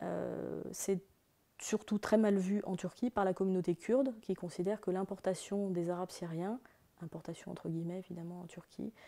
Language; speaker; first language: French; native; French